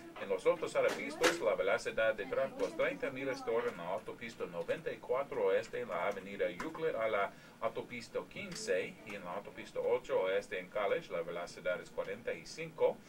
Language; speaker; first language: Spanish; non-native, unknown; English